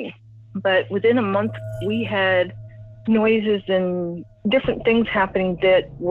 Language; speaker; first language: English; native; English